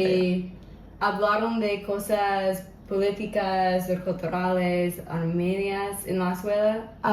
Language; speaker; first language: Spanish; non-native, local second language; English